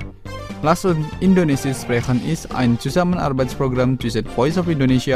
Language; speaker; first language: German; non-native, fluent; Indonesian